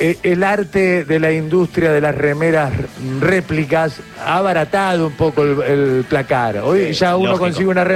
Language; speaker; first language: Spanish; native; Spanish